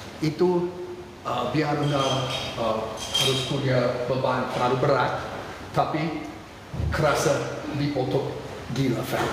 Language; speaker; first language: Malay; non-native, fluent; English